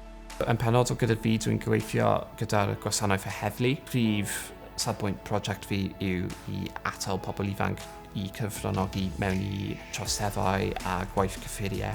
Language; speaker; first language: Welsh; non-native, local second language; English